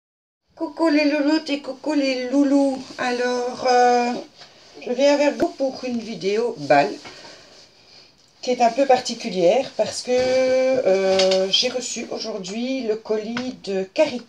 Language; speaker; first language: French; native; French